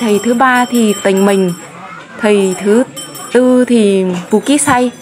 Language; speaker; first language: Vietnamese; non-native, local second language; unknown